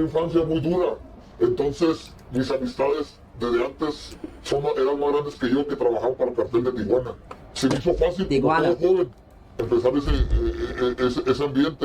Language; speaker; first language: Spanish; native; Spanish